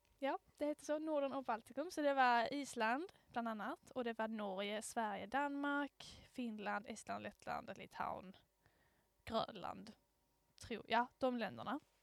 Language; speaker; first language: Swedish; native; Swedish